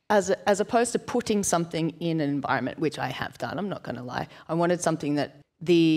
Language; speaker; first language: English; native; English